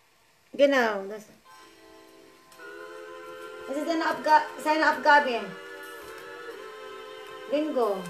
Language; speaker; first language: German; non-native, learner; Cebuano